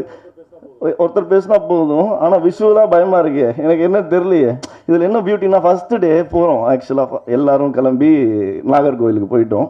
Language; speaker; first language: Tamil; native; Tamil